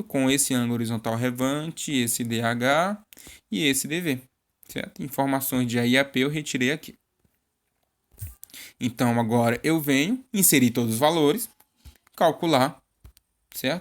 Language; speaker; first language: Portuguese; native; Portuguese